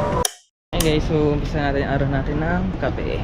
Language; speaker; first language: Filipino; native; Filipino